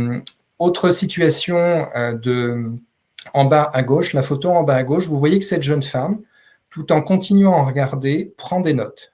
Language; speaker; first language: French; native; French